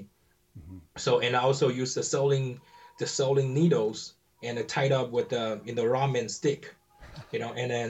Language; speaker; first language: English; non-native, learner; Chinese